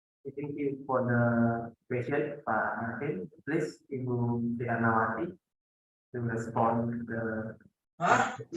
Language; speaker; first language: English; non-native, fluent; Indonesian